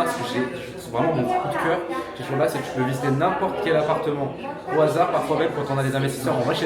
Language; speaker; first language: French; native; French